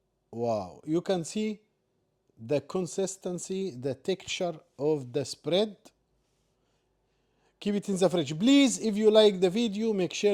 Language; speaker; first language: English; non-native, learner; Arabic